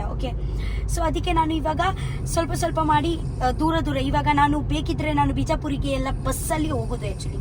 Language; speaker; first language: Kannada; non-native, local second language; Tulu